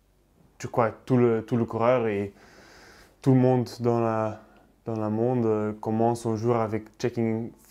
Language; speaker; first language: French; non-native, local second language; Dutch